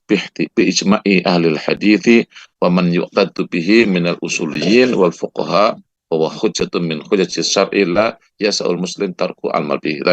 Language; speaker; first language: Arabic; non-native, fluent; Indonesian